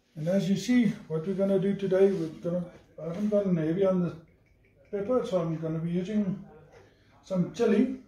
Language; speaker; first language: English; non-native, local second language; Afrikaans